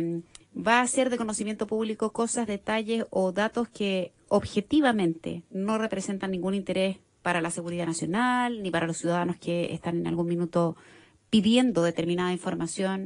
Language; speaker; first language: Spanish; native; Spanish